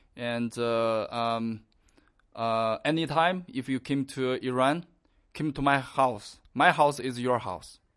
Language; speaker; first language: English; non-native, learner; Chinese